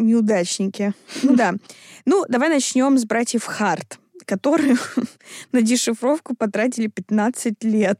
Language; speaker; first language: Russian; native; Russian